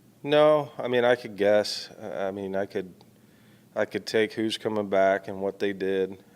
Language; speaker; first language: English; native; English